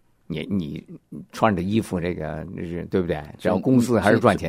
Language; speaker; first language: Chinese; native; Chinese